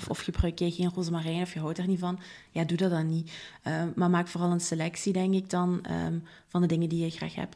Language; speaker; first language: Dutch; native; Dutch